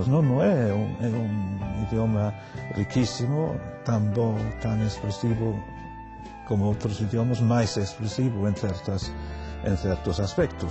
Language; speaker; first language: Galician; non-native, fluent; English